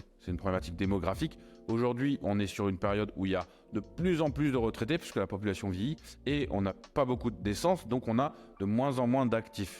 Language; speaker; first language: French; native; French